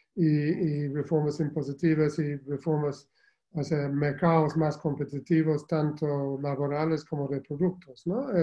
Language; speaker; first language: Spanish; non-native, fluent; English